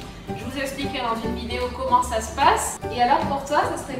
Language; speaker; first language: French; native; French